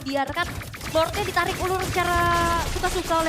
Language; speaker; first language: Indonesian; native; Indonesian